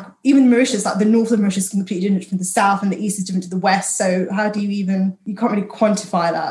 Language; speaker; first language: English; native; English